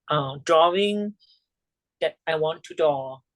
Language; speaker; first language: English; non-native, learner; Thai